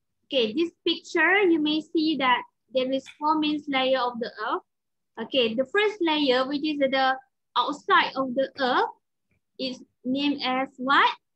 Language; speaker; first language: English; non-native, local second language; Malay